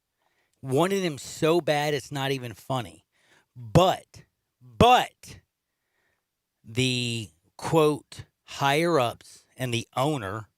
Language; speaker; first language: English; native; English